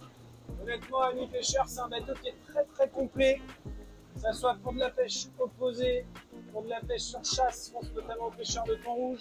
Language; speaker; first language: French; native; French